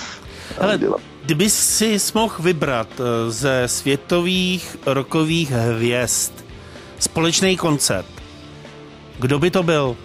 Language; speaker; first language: Czech; native; Czech